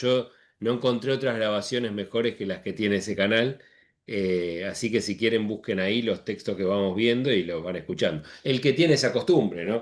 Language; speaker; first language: Spanish; native; Spanish